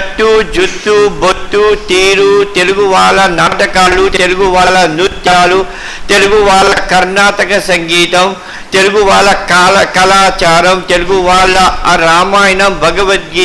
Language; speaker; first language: Telugu; early bilingual, heritage; Telugu